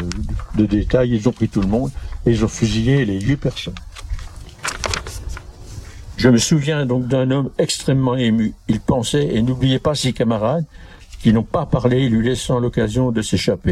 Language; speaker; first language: French; native; French